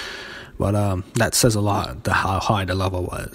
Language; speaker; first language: English; native; English